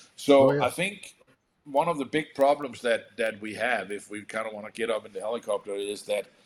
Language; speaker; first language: English; non-native, fluent; Danish